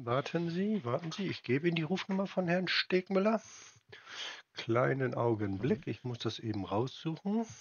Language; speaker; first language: German; native; German